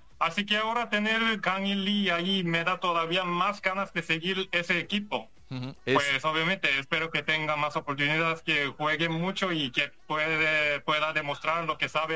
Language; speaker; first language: Spanish; non-native, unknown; Korean